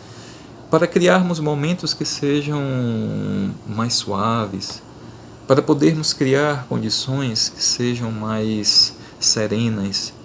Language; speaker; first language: Portuguese; native; Portuguese